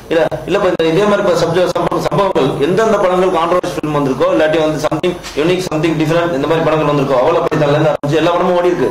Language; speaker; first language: Tamil; native; Tamil